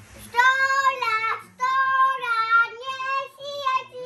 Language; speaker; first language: Polish; early bilingual, heritage; Polish